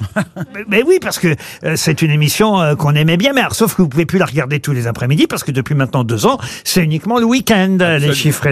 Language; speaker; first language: French; native; French